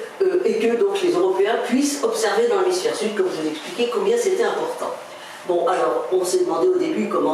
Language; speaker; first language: French; native; French